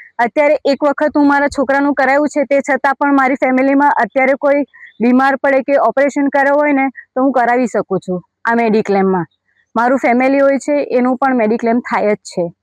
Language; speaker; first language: Gujarati; native; Gujarati